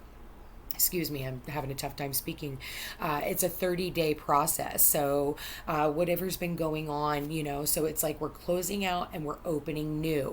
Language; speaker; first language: English; native; English